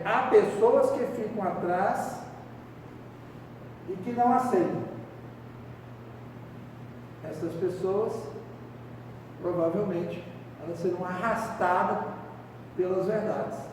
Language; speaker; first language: Portuguese; native; Portuguese